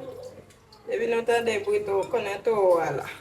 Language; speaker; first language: French; non-native, local second language; Haitian Creole